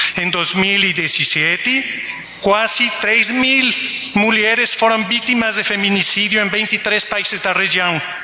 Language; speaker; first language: Portuguese; non-native, learner; Spanish